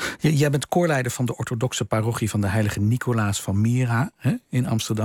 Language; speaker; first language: Dutch; native; Dutch